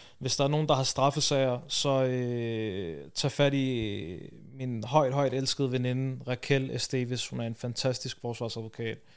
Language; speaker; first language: Danish; early bilingual, other home language; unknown